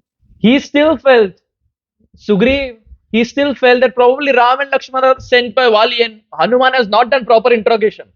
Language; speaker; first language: English; non-native, local second language; Hindi